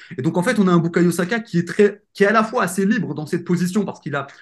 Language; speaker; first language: French; native; French